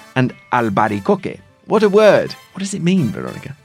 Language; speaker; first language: English; native; English